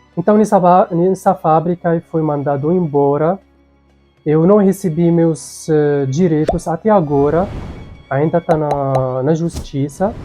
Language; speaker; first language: Portuguese; non-native, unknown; Arabic